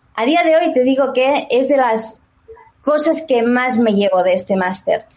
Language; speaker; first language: Spanish; native; Spanish